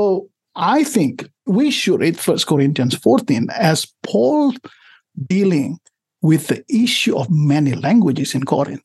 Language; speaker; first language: English; non-native, fluent; Indonesian